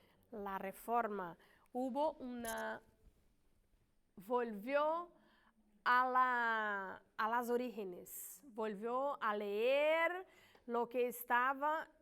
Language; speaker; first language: Spanish; non-native, learner; Portuguese